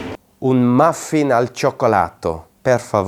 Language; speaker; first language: Italian; non-native, fluent; English